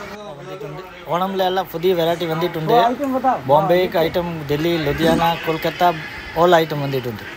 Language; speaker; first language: Malayalam; non-native, local second language; Hindi